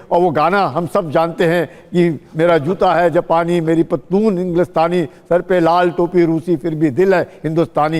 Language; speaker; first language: Hindi; native; Hindi